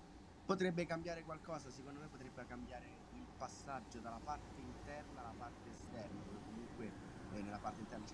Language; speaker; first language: Italian; native; Italian